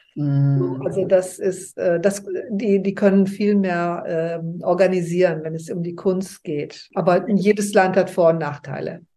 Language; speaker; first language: German; native; German